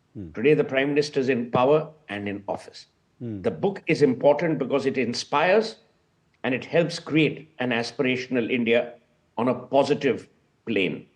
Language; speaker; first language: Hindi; non-native, local second language; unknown